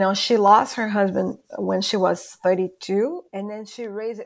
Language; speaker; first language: English; non-native, fluent; Portuguese